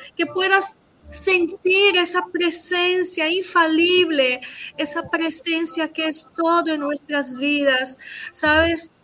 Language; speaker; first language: Spanish; early bilingual, other home language; Portuguese